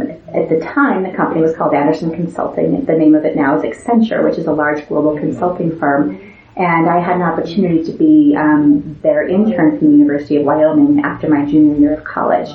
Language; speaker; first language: English; native; English